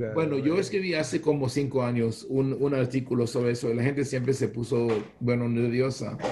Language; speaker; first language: Spanish; non-native, fluent; Hebrew